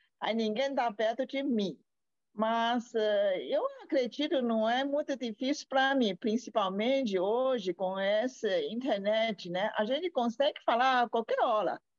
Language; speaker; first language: Portuguese; non-native, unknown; Chinese